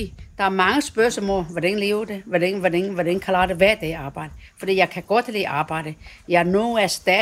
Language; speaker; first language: Danish; non-native, learner; Chinese